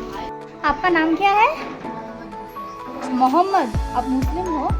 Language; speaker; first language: Hindi; non-native, local second language; Bangla